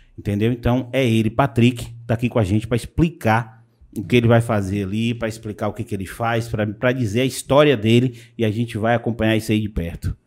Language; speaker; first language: Portuguese; native; Portuguese